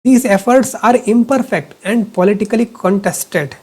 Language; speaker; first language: English; non-native, local second language; Kannada